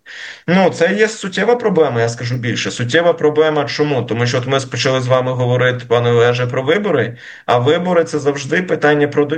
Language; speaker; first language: Ukrainian; native; Ukrainian